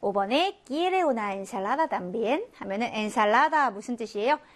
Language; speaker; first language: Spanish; non-native, fluent; Korean